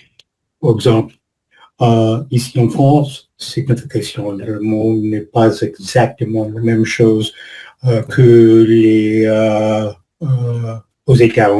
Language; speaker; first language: French; non-native, learner; English